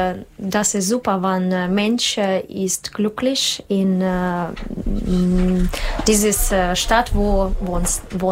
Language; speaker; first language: German; non-native, learner; Russian